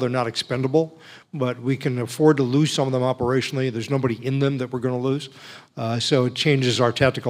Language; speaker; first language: English; native; English